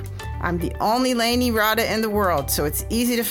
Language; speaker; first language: English; native; English